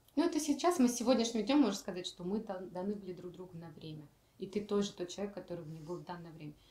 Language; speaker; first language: Russian; native; Russian